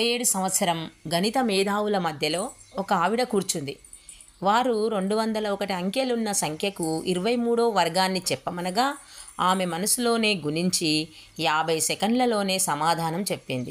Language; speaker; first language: Telugu; native; Telugu